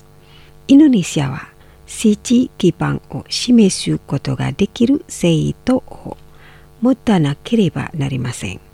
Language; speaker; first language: Japanese; non-native, fluent; Indonesian